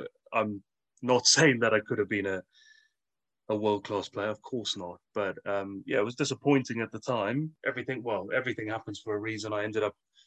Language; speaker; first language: English; native; English